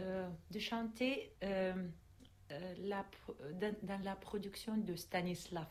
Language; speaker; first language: French; non-native, learner; Russian